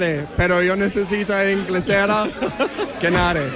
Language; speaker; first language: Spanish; non-native, learner; English